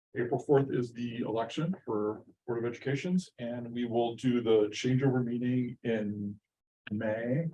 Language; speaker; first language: English; native; English